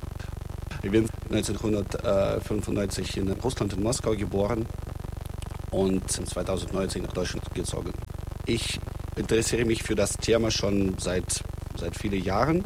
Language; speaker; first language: German; non-native, fluent; Russian